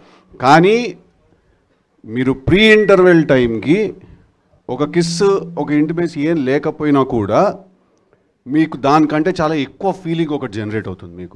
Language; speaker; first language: Telugu; native; Telugu